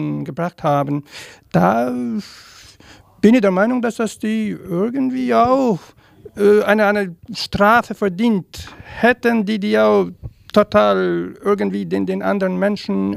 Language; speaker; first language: German; non-native, fluent; Serbian